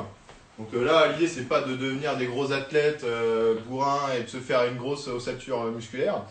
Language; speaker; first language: French; native; French